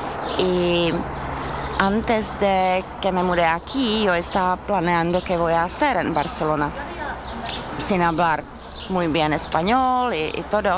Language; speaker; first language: Spanish; non-native, fluent; Czech